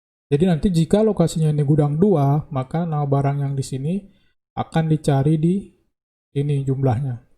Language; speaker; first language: Indonesian; native; Indonesian